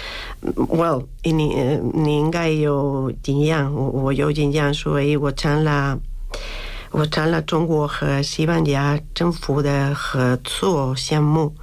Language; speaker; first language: Chinese; non-native, fluent; Spanish